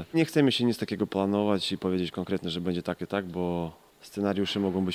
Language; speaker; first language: Polish; non-native, fluent; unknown